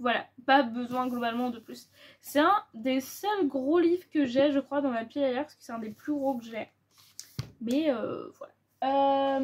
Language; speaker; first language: French; native; French